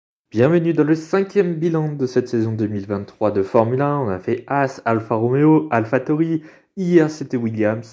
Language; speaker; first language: French; native; French